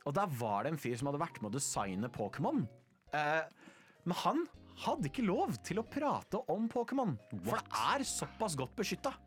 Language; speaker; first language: Norwegian; native; Norwegian